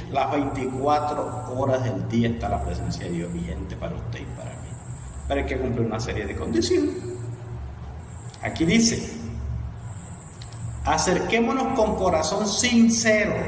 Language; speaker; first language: Spanish; native; Spanish